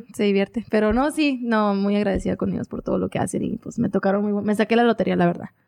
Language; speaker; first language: Spanish; early bilingual, heritage; Spanish